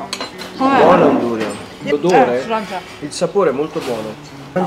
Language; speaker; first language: Italian; native; Italian